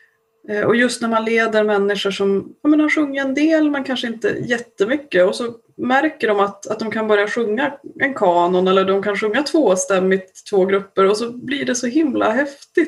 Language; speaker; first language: Swedish; native; Swedish